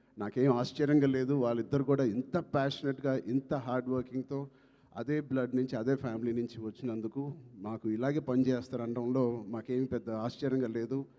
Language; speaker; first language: Telugu; native; Telugu